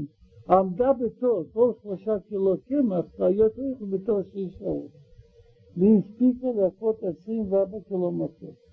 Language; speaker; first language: Hebrew; non-native, learner; Russian